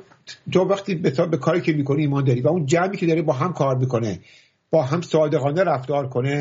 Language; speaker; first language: Persian; native; Persian